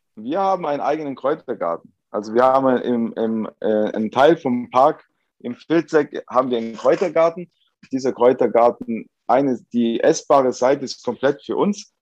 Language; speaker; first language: German; early bilingual, other home language; Italian